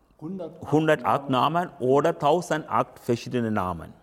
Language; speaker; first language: German; non-native, learner; Tamil